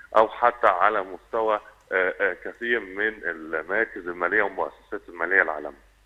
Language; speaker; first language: Arabic; native; Arabic